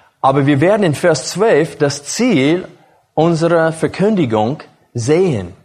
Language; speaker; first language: German; non-native, fluent; English